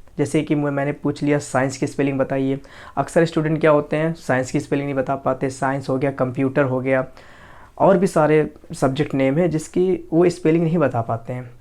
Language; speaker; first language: Hindi; native; Hindi